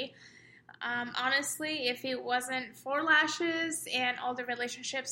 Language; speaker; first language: English; non-native, fluent; Estonian